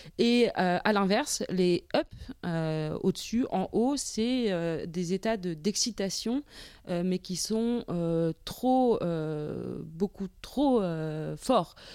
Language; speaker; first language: French; native; French